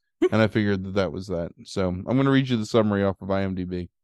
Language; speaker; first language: English; native; English